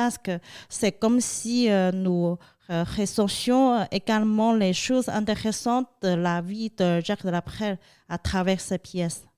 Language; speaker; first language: French; non-native, fluent; Chinese